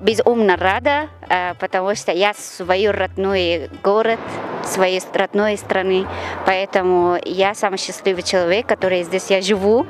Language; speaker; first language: Russian; non-native, learner; Persian